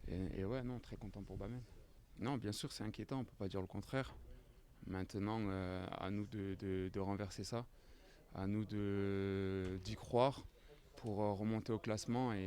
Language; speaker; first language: French; native; French